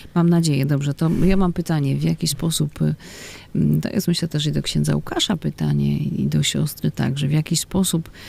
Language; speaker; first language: Polish; native; Polish